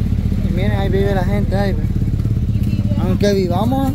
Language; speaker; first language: Spanish; native; Spanish